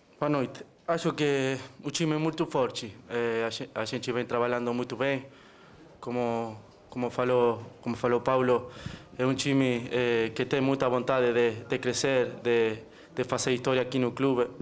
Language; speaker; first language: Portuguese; non-native, learner; Spanish